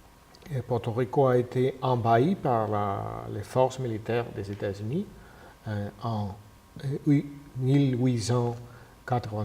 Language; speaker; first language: French; non-native, fluent; Spanish